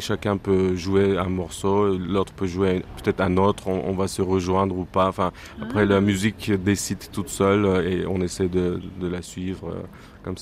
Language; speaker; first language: French; non-native, fluent; Turkish